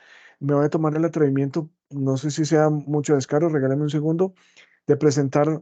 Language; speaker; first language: Spanish; native; Spanish